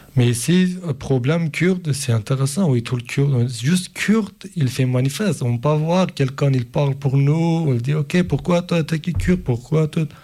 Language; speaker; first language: French; non-native, learner; Kurdish